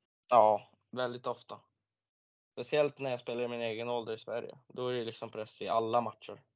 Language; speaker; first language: Swedish; native; Swedish